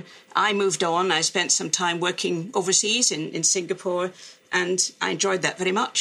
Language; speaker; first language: English; native; English